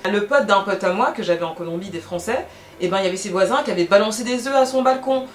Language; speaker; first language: French; native; French